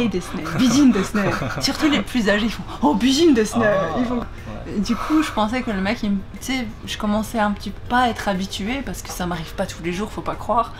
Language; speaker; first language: French; native; French